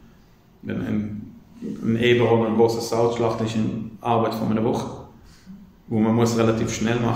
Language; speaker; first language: German; non-native, fluent; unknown